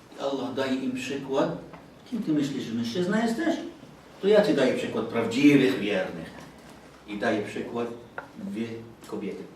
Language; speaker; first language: Polish; non-native, fluent; Arabic